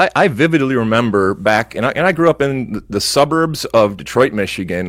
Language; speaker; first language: English; native; English